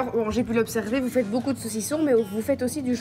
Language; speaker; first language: French; native; French